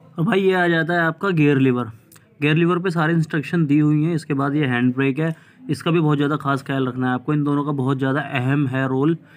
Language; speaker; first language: Hindi; native; Hindi